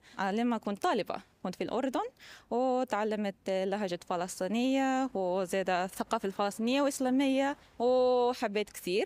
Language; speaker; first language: Arabic; non-native, fluent; Japanese